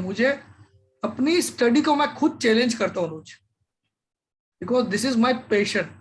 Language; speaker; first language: Hindi; native; Hindi